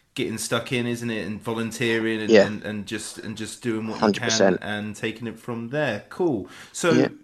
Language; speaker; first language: English; native; English